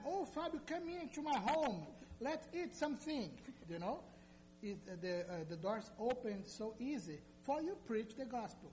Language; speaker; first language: English; non-native, learner; Portuguese